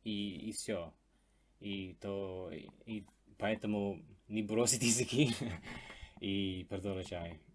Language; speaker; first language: Russian; non-native, fluent; English